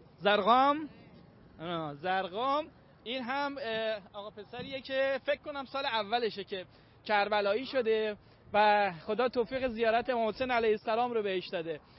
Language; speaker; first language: Persian; native; Persian